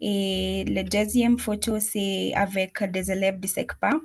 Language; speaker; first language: French; non-native, learner; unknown